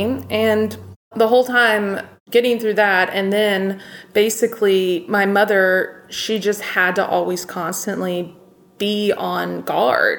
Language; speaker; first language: English; native; English